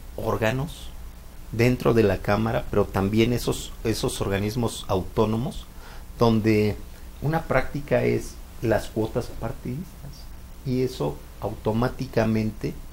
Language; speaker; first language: Spanish; native; Spanish